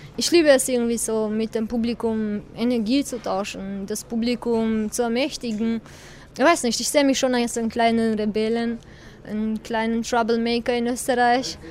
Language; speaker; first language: German; non-native, fluent; Albanian